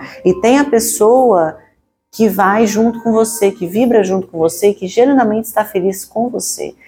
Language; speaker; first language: Portuguese; native; Portuguese